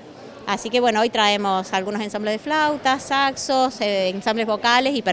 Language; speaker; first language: Spanish; native; Spanish